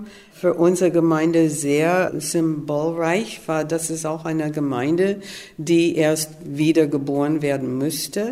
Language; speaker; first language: German; non-native, fluent; English